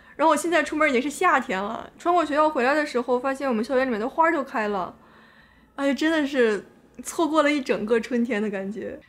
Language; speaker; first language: Chinese; native; Chinese